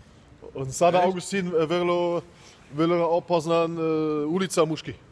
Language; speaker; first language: German; native; German